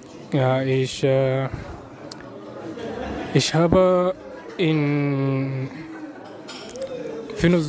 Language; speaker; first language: German; non-native, learner; Arabic